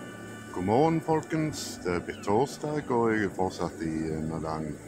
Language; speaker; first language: Norwegian; native; Norwegian